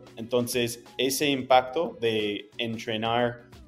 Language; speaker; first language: Spanish; non-native, fluent; English